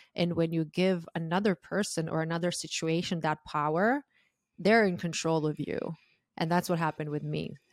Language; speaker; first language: English; non-native, fluent; Croatian